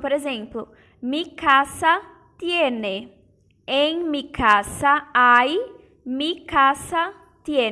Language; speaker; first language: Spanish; non-native, fluent; Portuguese